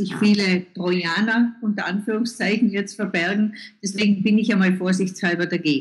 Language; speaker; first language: German; native; German